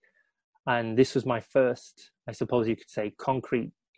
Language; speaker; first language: English; native; English